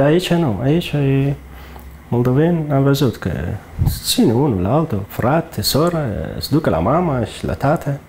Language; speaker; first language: Romanian; non-native, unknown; Arabic